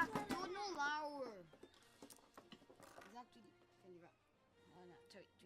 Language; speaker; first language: Welsh; non-native, local second language; English